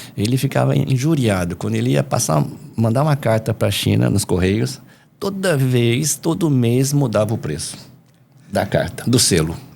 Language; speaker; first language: Portuguese; early bilingual, other home language; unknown